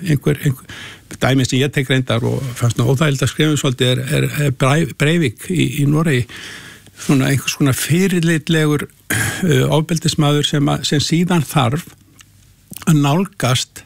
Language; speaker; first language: Icelandic; native; Icelandic